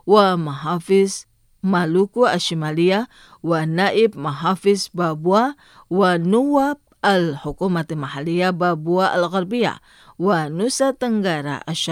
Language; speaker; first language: Arabic; non-native, fluent; Indonesian